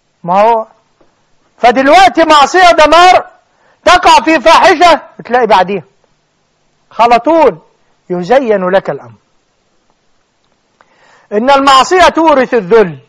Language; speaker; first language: Arabic; native; Arabic